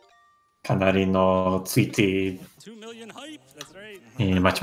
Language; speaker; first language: Japanese; non-native, learner; English